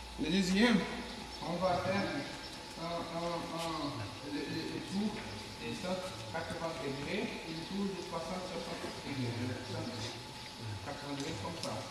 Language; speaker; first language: French; non-native, learner; Portuguese